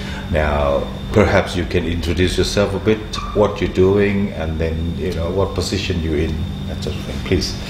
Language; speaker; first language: English; non-native, fluent; Thai